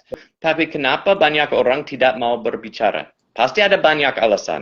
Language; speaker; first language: Indonesian; non-native, fluent; English